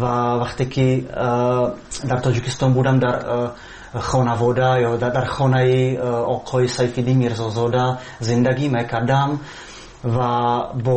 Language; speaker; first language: Persian; non-native, fluent; Czech